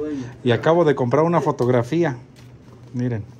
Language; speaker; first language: Spanish; native; Spanish